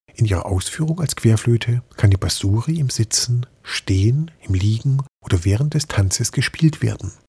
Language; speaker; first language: German; native; German